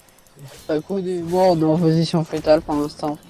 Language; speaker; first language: French; native; French